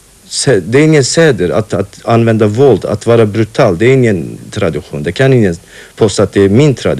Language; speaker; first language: Swedish; non-native, fluent; Kurdish